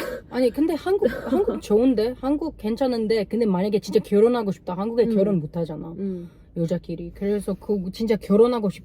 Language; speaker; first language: Korean; non-native, learner; English